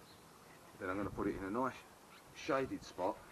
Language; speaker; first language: English; native; English